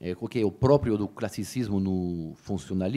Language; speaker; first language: Portuguese; native; Portuguese